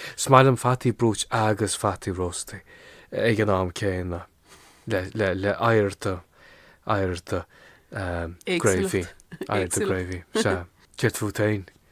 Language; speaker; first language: Irish; non-native, local second language; English